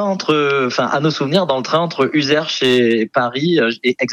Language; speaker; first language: French; native; French